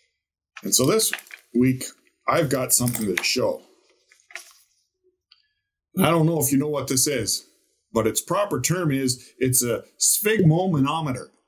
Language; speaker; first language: English; native; English